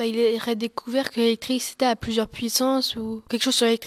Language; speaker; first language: French; native; French